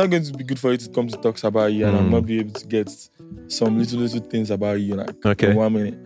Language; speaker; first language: English; non-native, local second language; Yoruba